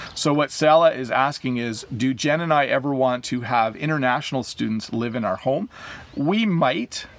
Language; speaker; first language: English; native; English